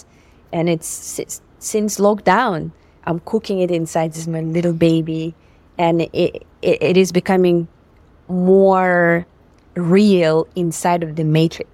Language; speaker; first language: English; non-native, fluent; Yakut